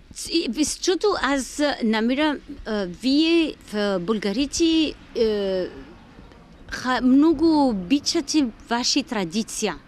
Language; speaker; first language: Bulgarian; non-native, learner; Arabic